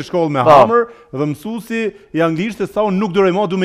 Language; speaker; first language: Albanian; native; Albanian